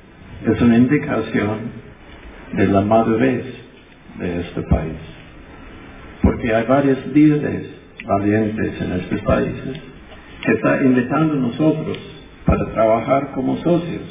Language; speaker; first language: Spanish; non-native, fluent; English